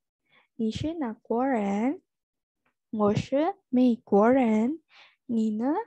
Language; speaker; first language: Chinese; non-native, fluent; Indonesian